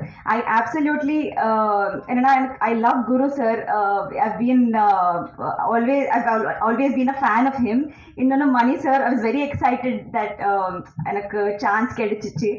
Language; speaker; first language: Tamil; non-native, learner; Telugu